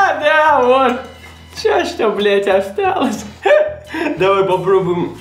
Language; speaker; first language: Russian; native; Russian